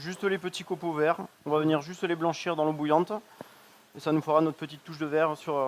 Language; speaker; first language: French; native; French